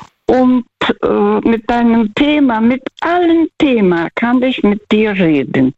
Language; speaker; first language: German; non-native, fluent; Russian